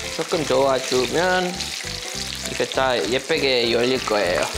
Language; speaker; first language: Korean; non-native, fluent; Dutch